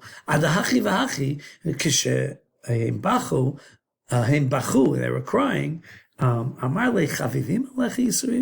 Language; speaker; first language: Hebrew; non-native, fluent; English